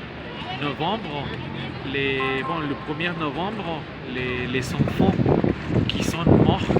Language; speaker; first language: French; non-native, learner; Spanish